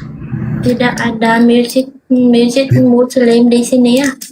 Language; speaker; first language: Indonesian; non-native, learner; Vietnamese